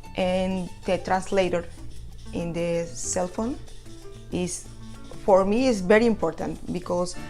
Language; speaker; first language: English; non-native, learner; Spanish